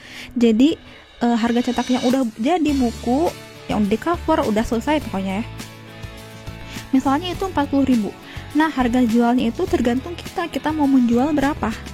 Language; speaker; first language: Indonesian; native; Indonesian